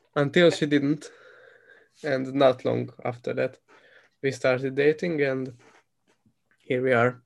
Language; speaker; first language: English; non-native, fluent; Hungarian